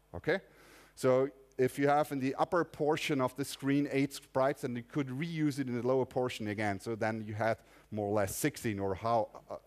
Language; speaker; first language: English; non-native, fluent; German